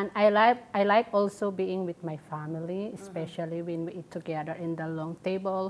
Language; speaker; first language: English; non-native, local second language; Waray